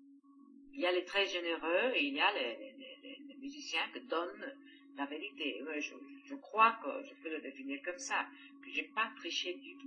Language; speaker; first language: French; non-native, fluent; Greek